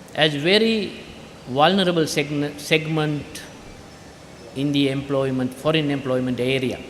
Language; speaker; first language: English; non-native, local second language; Sinhala